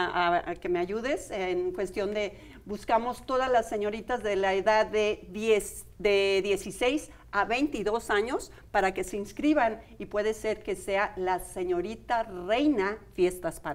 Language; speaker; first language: Spanish; native; Spanish